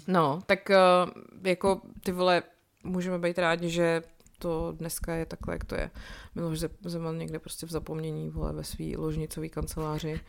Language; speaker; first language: Czech; native; Czech